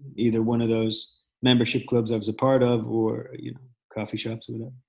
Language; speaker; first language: English; native; English